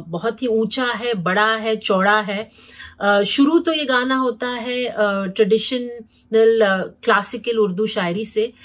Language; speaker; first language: Hindi; native; Hindi